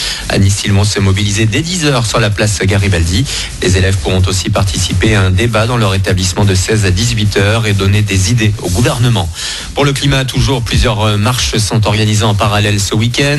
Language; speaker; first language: French; native; French